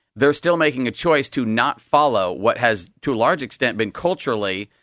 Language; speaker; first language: English; native; English